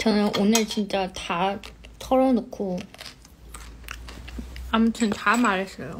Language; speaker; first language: Korean; non-native, fluent; Chinese